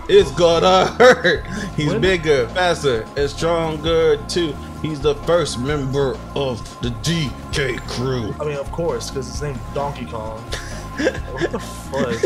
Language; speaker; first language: English; native; English